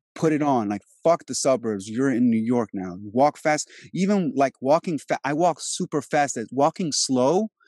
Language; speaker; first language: English; early bilingual, other home language; Albanian